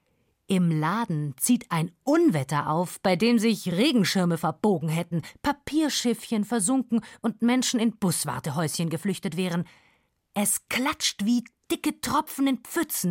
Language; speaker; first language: German; native; German